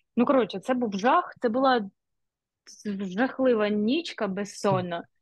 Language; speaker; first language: Ukrainian; native; Ukrainian